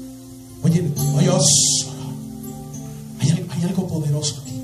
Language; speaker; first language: Spanish; native; Spanish